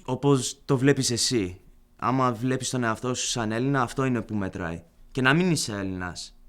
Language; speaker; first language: Greek; early bilingual, heritage; Greek